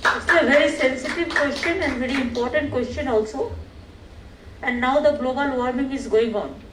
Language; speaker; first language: English; non-native, local second language; Bangla